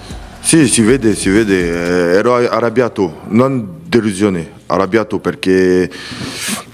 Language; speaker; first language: Italian; non-native, fluent; French